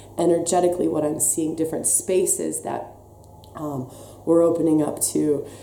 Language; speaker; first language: English; native; English